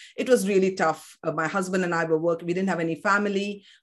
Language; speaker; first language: English; non-native, local second language; Kannada